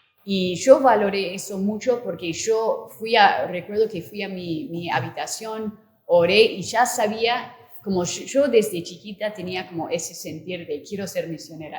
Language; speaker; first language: Spanish; non-native, fluent; English